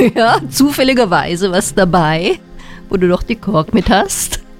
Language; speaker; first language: German; native; German